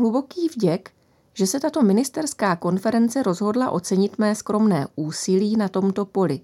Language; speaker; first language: Czech; native; Czech